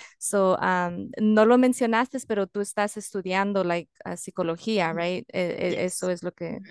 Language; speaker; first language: Spanish; early bilingual, heritage; Spanish